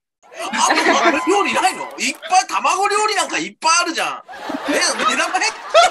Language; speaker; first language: Japanese; native; Japanese